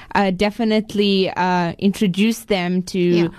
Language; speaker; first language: English; native; English